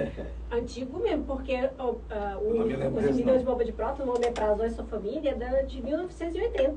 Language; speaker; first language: Portuguese; native; Portuguese